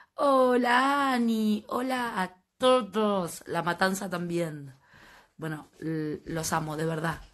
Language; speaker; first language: Spanish; native; Spanish